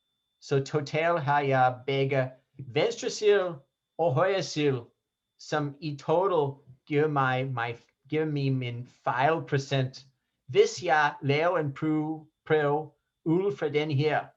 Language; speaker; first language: Danish; non-native, fluent; English